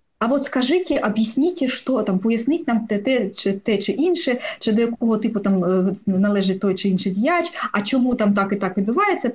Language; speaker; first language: Ukrainian; non-native, local second language; Russian